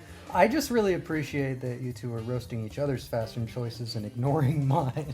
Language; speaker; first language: English; native; English